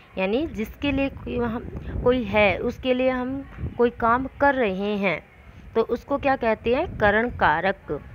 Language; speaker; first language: Hindi; native; Hindi